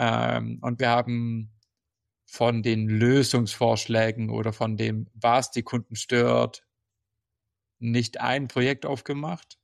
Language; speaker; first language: German; native; German